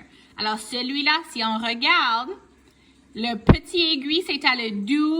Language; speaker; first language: French; non-native, local second language; English